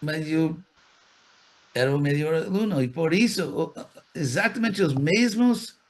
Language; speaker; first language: Portuguese; non-native, fluent; English